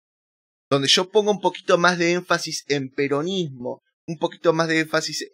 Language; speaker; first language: Spanish; native; Spanish